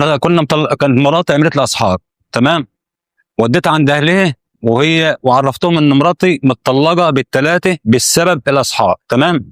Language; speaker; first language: Arabic; native; Arabic